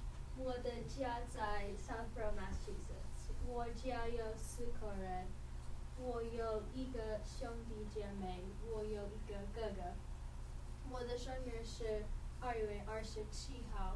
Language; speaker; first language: Chinese; non-native, learner; English